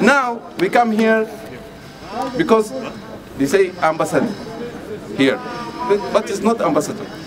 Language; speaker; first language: English; non-native, learner; Arabic